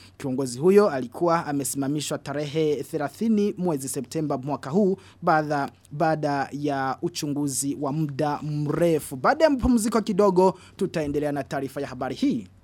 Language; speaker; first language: Swahili; non-native, local second language; Rundi